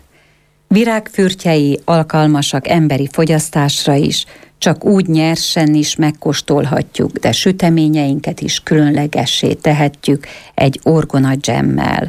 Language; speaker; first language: Hungarian; native; Hungarian